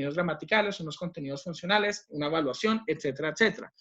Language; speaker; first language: Spanish; native; Spanish